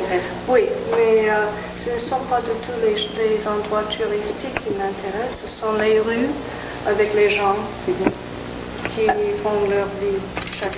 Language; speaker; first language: French; non-native, fluent; English